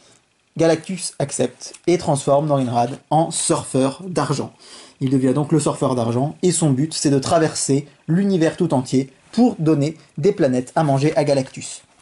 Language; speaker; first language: French; native; French